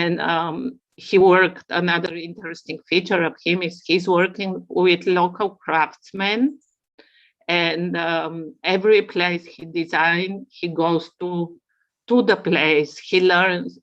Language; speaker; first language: English; non-native, fluent; Bulgarian